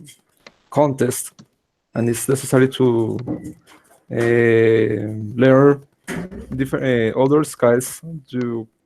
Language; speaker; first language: English; non-native, learner; Spanish